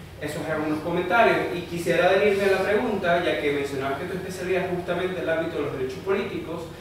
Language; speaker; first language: Spanish; native; Spanish